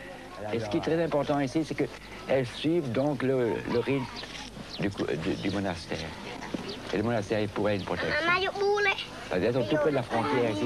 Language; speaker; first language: French; native; French